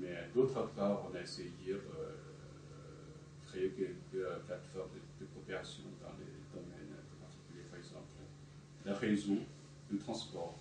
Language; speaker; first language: French; non-native, fluent; Chinese